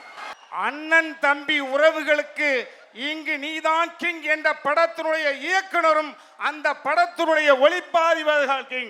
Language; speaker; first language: Tamil; native; Tamil